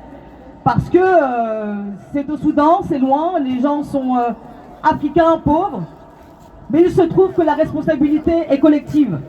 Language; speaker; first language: French; native; French